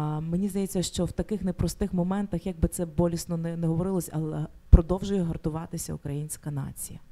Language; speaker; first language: Ukrainian; native; Ukrainian